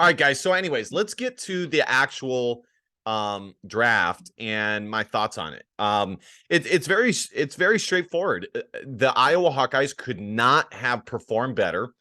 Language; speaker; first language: English; native; English